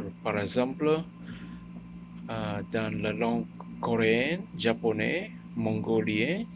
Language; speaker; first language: French; non-native, learner; Chinese